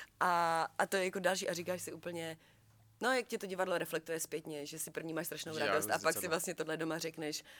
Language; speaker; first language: Czech; native; Czech